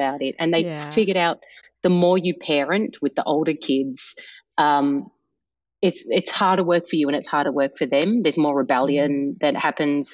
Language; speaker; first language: English; native; English